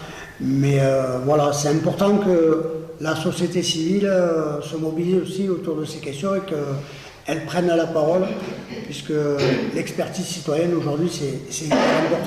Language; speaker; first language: French; native; French